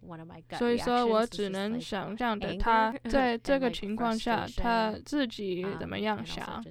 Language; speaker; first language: Chinese; early bilingual, heritage; Chinese